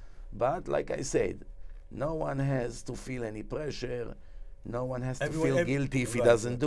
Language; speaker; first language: English; non-native, fluent; Hebrew